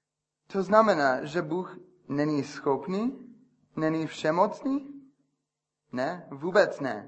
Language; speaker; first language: Czech; non-native, fluent; English